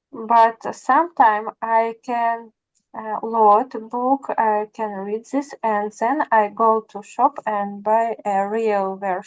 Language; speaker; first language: English; non-native, learner; Russian